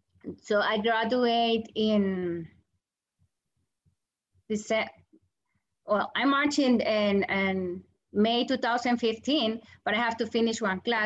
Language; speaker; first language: English; non-native, learner; Spanish